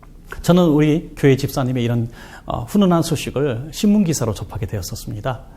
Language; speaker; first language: Korean; native; Korean